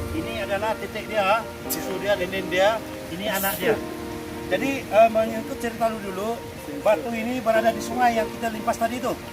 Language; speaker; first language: Malay; non-native, local second language; Central Dusun